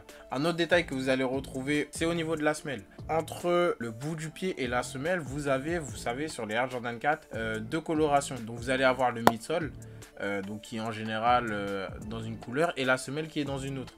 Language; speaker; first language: French; native; French